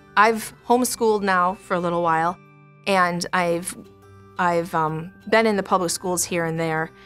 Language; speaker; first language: English; native; English